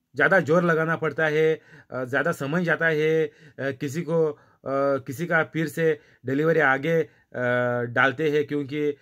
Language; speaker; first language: Hindi; non-native, local second language; Marathi